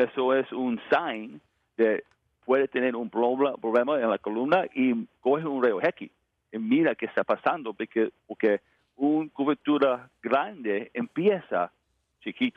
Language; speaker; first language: Spanish; non-native, learner; English